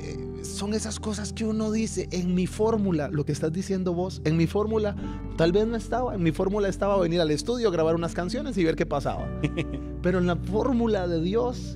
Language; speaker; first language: Spanish; native; Spanish